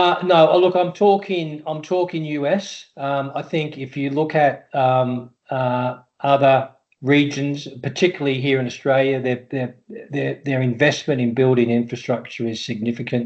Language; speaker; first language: English; native; English